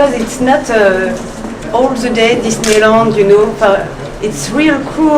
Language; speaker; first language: English; non-native, learner; French